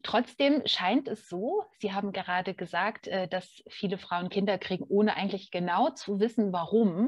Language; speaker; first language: German; native; German